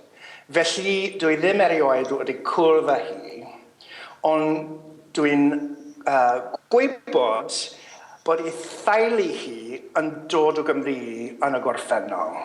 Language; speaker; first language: Welsh; non-native, learner; English